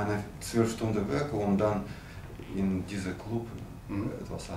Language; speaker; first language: German; non-native, learner; Russian